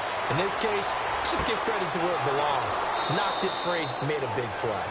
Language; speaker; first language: English; native; English